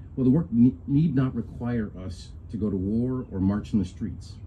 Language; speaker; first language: English; native; English